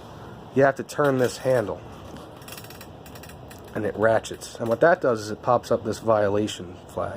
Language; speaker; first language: English; native; English